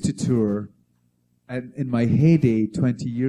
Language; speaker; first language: English; native; English